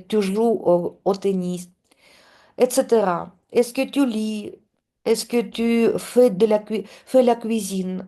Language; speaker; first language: French; non-native, fluent; Russian